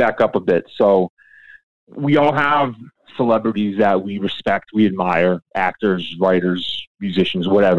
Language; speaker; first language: English; native; English